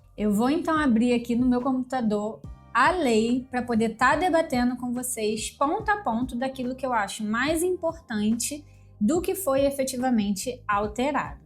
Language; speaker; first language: Portuguese; native; Portuguese